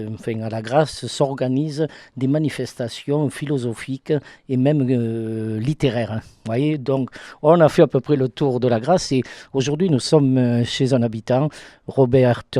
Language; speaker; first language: French; native; French